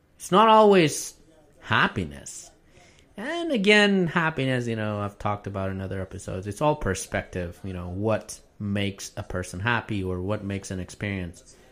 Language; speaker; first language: English; non-native, fluent; Arabic